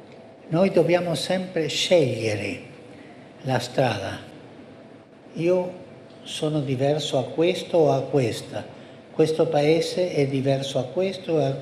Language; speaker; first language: Italian; non-native, fluent; Spanish